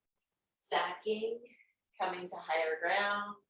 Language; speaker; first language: English; native; English